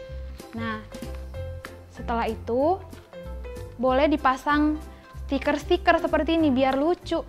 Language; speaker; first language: Indonesian; native; Indonesian